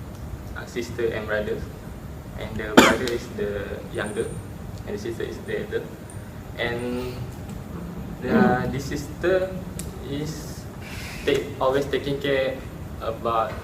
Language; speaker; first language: English; non-native, local second language; Malay